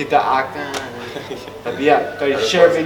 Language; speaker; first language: Indonesian; non-native, local second language; English